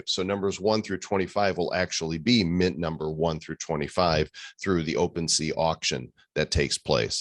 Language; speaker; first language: English; native; English